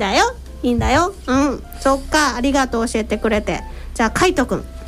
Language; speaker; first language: Japanese; native; Japanese